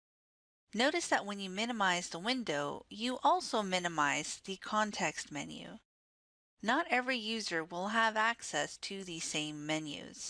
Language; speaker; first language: English; native; English